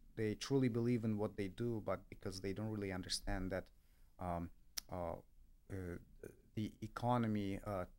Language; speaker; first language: English; non-native, fluent; Russian